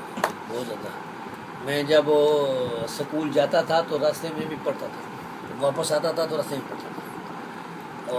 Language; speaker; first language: Urdu; non-native, local second language; Pashto